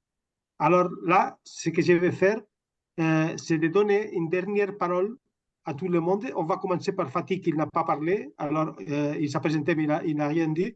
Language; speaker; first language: French; non-native, fluent; Catalan